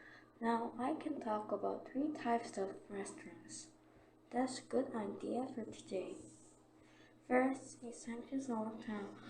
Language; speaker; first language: English; non-native, learner; Korean